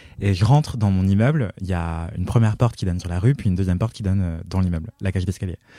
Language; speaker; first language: French; native; French